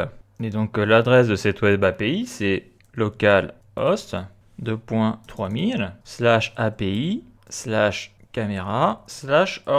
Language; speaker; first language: French; native; French